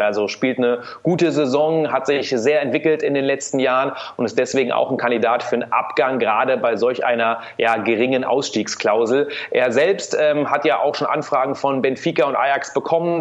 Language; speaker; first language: German; native; German